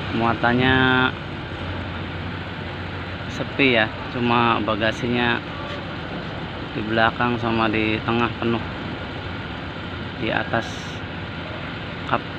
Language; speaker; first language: Indonesian; native; Indonesian